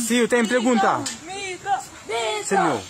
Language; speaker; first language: Portuguese; non-native, learner; Haitian Creole